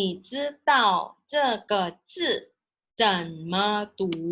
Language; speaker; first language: Chinese; non-native, fluent; Indonesian